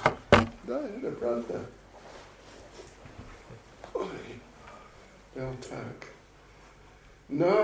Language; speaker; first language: Russian; non-native, learner; English